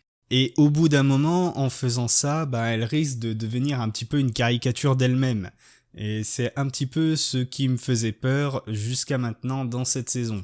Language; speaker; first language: French; native; French